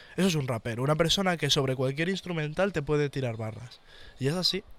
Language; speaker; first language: Spanish; native; Spanish